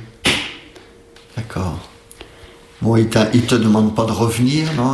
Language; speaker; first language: French; native; French